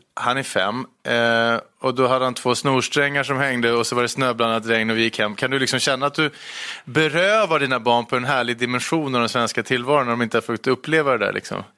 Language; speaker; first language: Swedish; native; Swedish